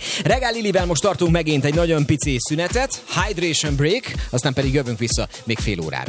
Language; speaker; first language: Hungarian; native; Hungarian